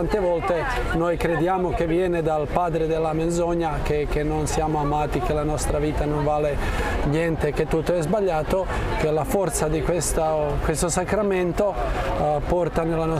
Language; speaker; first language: Italian; non-native, fluent; Croatian